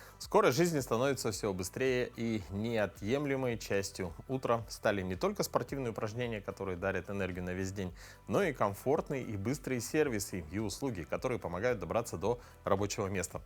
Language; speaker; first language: Russian; native; Russian